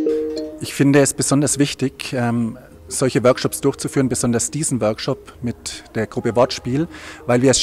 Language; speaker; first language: German; native; German